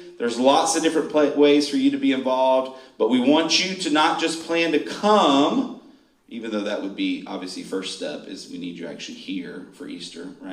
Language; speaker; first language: English; native; English